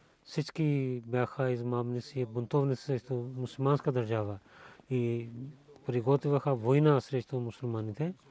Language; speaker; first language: Bulgarian; non-native, learner; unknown